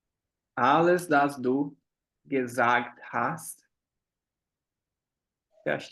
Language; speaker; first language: German; non-native, fluent; Portuguese